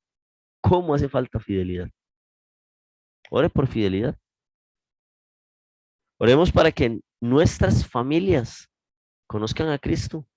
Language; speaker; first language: Spanish; native; Spanish